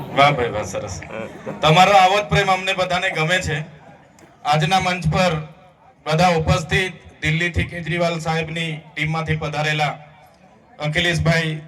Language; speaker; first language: Gujarati; non-native, local second language; Vasavi